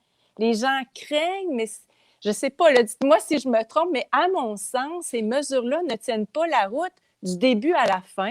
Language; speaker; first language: French; native; French